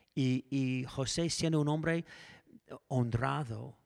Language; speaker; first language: Spanish; non-native, fluent; English